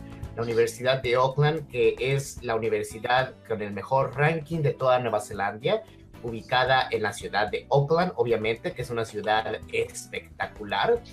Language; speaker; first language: Spanish; native; Spanish